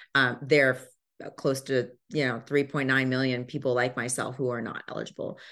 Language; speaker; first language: English; early bilingual, other home language; Lingala